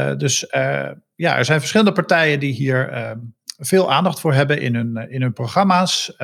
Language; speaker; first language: Dutch; native; Dutch